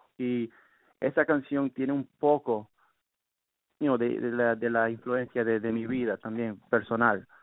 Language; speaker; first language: Spanish; early bilingual, heritage; Spanish